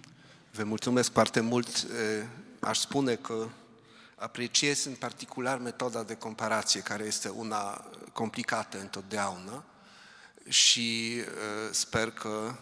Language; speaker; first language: Romanian; non-native, fluent; Polish